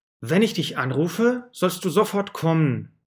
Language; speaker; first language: German; non-native, fluent; Russian